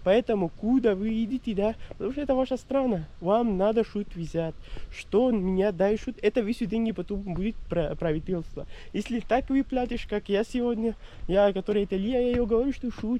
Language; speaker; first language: Russian; non-native, learner; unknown